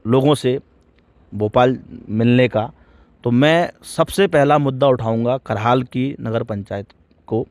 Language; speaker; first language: Hindi; native; Hindi